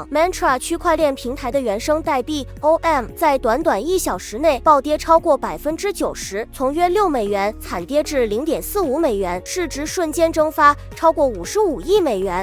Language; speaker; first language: Chinese; native; Chinese